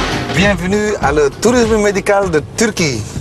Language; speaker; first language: French; non-native, learner; Turkish